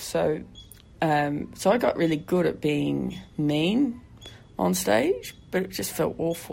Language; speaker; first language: English; native; English